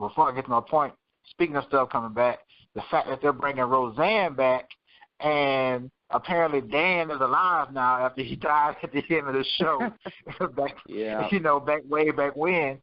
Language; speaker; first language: English; native; English